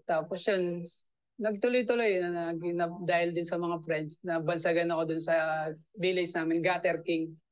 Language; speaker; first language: Filipino; native; Filipino